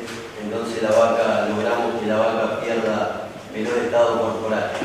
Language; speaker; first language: Spanish; native; Spanish